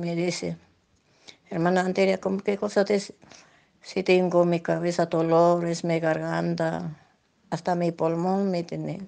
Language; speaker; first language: Spanish; non-native, local second language; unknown